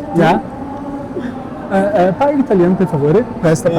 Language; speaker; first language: Italian; non-native, learner; Portuguese